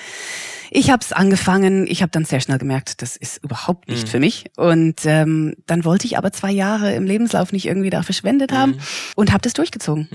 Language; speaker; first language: German; non-native, fluent; English